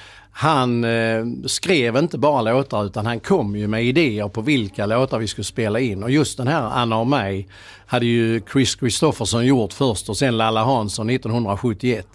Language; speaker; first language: Swedish; native; Swedish